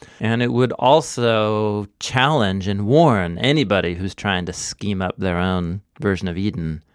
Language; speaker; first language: English; native; English